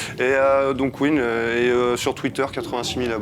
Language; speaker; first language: French; native; French